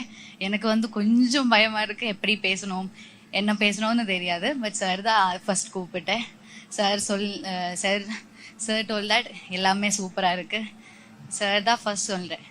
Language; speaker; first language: Tamil; non-native, learner; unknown